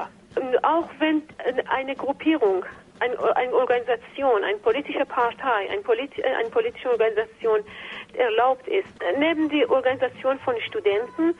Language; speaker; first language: German; non-native, fluent; Persian